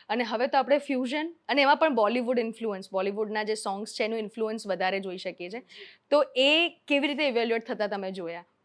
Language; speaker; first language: Gujarati; native; Gujarati